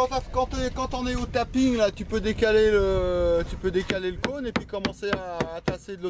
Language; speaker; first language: French; native; French